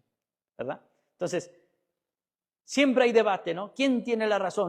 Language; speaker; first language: Spanish; native; Spanish